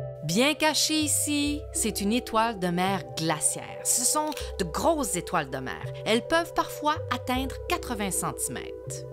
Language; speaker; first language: French; native; French